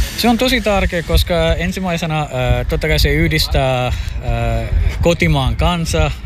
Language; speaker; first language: Finnish; non-native, fluent; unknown